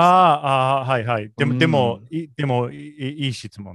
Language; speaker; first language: Japanese; non-native, learner; English